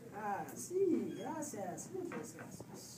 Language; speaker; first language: Spanish; non-native, learner; English